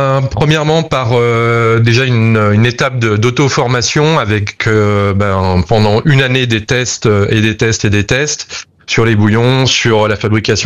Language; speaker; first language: French; native; French